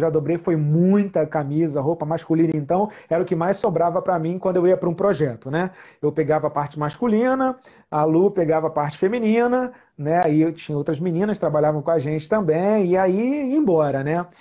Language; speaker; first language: Portuguese; native; Portuguese